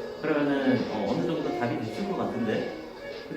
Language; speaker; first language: Korean; native; Korean